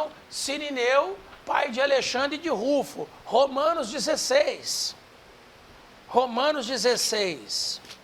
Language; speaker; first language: Portuguese; native; Portuguese